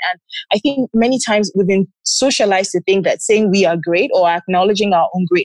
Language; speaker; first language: English; non-native, local second language; Yoruba